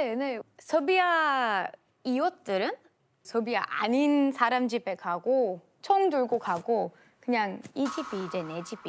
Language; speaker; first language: Korean; non-native, learner; Bosnian